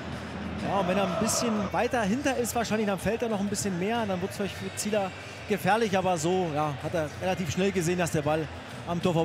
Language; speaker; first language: German; native; German